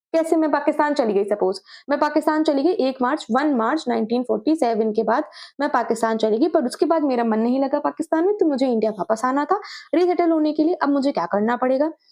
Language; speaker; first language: Hindi; native; Hindi